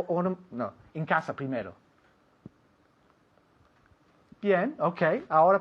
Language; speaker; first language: Spanish; non-native, fluent; English